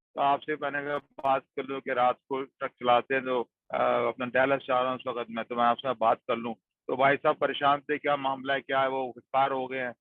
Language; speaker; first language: Urdu; native; Urdu